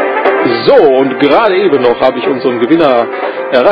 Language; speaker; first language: German; native; German